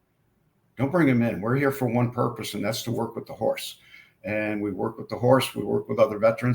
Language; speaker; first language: English; native; English